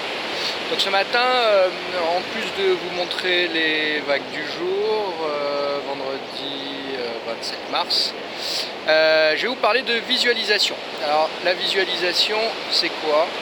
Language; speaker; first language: French; native; French